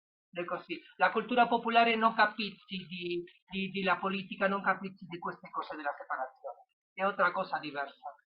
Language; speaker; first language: Italian; non-native, learner; Spanish